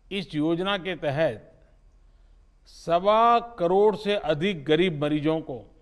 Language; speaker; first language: Hindi; non-native, local second language; Gujarati